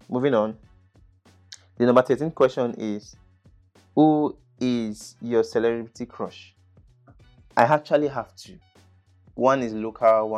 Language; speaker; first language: English; native; English